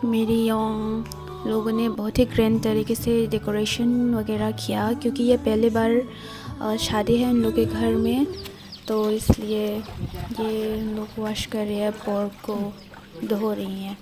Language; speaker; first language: Hindi; non-native, local second language; Kok Borok